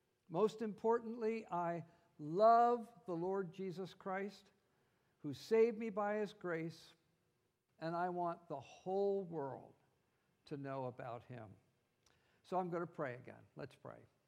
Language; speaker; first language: English; native; English